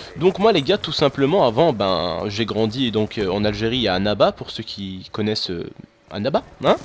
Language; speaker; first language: French; non-native, local second language; Arabic